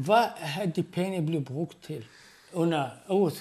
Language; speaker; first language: Danish; non-native, fluent; Arabic